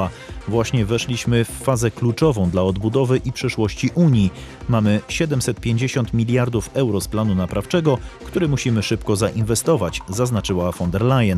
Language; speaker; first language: Polish; native; Polish